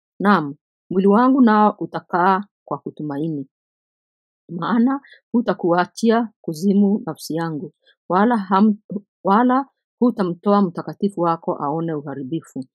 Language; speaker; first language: Swahili; non-native, local second language; Kikuyu